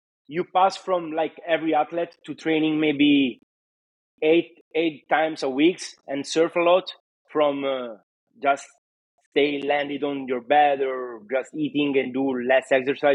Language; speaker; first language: English; non-native, fluent; Italian